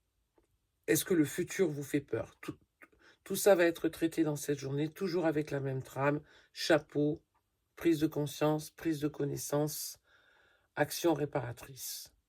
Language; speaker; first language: French; native; French